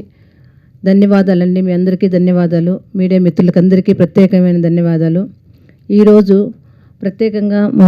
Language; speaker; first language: Telugu; native; Telugu